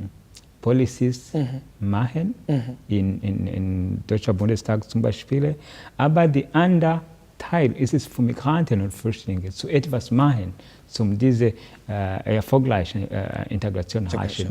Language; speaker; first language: German; non-native, learner; Kinyarwanda